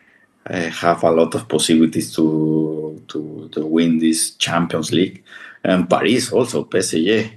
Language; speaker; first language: English; non-native, fluent; Spanish